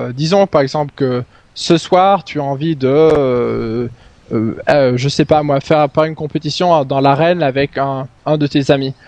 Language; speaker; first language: French; non-native, fluent; Swedish